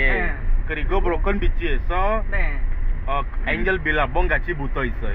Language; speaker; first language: Korean; non-native, fluent; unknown